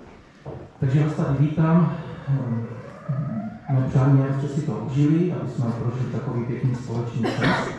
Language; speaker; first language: Czech; native; Czech